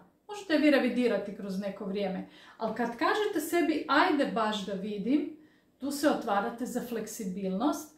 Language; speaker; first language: Croatian; native; Croatian